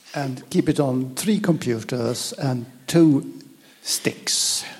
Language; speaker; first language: English; non-native, fluent; Swedish